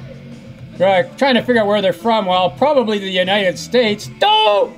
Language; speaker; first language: English; native; English